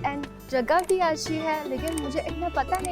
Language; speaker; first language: Hindi; non-native, fluent; Chinese